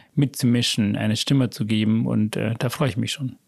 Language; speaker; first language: German; early bilingual, other home language; Sinhala